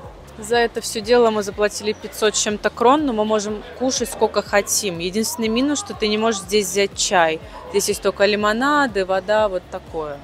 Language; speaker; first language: Russian; native; Russian